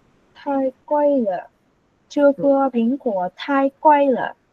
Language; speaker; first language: Chinese; non-native, learner; Vietnamese